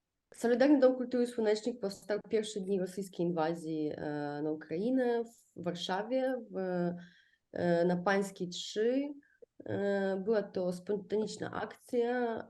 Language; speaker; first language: Polish; non-native, fluent; Ukrainian